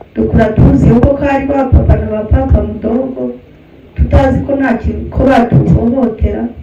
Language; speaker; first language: Kinyarwanda; early bilingual, heritage; Kinyarwanda